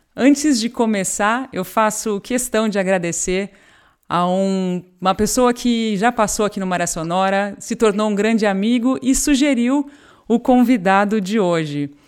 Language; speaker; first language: Portuguese; native; Portuguese